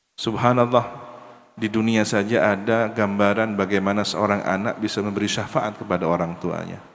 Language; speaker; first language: Malay; non-native, local second language; Madurese